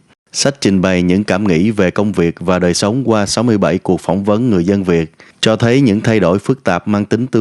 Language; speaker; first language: Vietnamese; native; Vietnamese